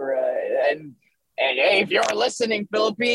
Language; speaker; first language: English; early bilingual, other home language; Filipino